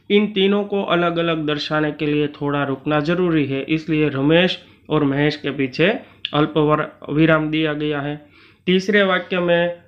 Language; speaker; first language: Hindi; non-native, local second language; Gujarati